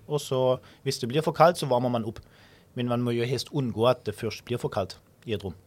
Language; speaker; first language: Norwegian; non-native, fluent; German